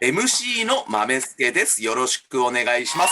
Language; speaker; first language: Japanese; native; Japanese